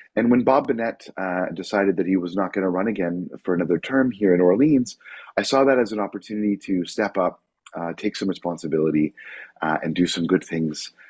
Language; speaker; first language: English; native; English